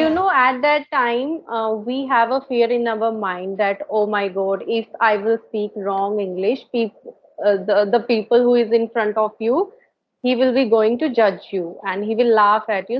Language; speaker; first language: English; non-native, learner; Hindi